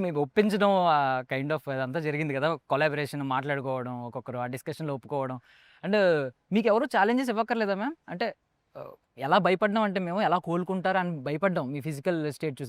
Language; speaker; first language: Telugu; native; Telugu